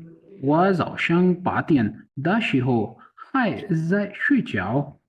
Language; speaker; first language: Chinese; non-native, learner; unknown